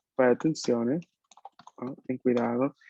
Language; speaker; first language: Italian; non-native, fluent; Spanish